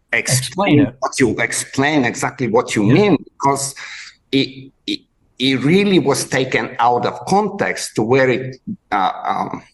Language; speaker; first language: English; non-native, fluent; Bulgarian